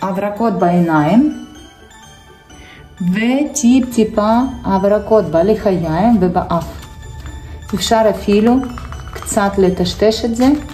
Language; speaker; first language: Hebrew; non-native, fluent; Russian